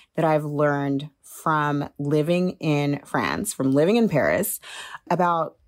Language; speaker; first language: English; native; English